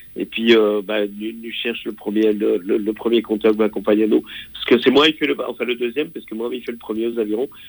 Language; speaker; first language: French; non-native, local second language; Réunion Creole French